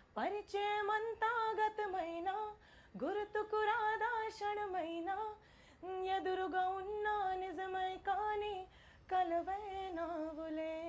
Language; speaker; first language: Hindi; non-native, local second language; Bangla